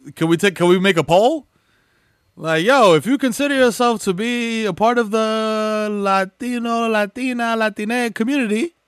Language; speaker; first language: English; early bilingual, other home language; Spanish